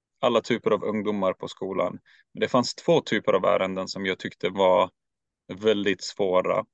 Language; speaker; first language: Swedish; early bilingual, other home language; Turkish